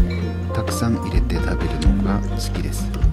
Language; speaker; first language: Japanese; non-native, learner; Korean